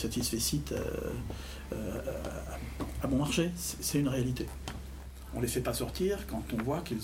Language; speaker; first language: French; native; French